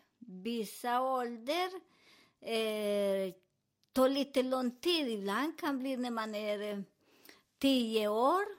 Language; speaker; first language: Swedish; non-native, learner; Spanish